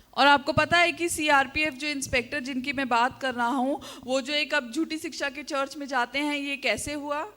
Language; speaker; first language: Hindi; native; Hindi